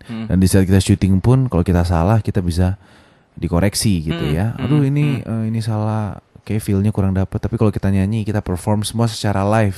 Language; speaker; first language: Indonesian; native; Indonesian